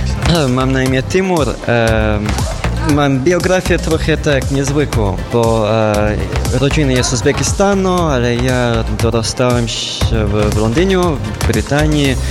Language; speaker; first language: Polish; non-native, learner; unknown